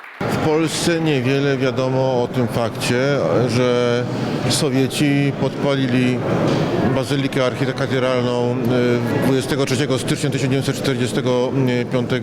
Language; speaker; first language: Polish; native; Polish